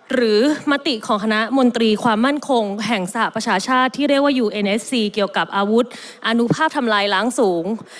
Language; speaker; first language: Thai; native; Thai